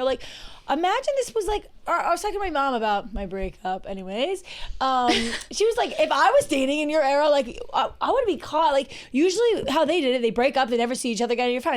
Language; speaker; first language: English; native; English